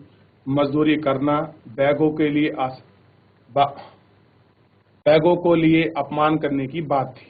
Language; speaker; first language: Hindi; native; Hindi